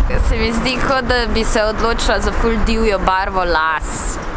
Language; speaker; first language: Slovenian; native; Slovenian